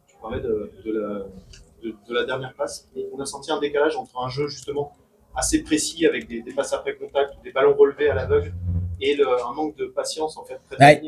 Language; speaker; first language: French; native; French